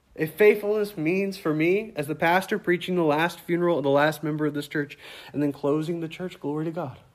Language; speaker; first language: English; native; English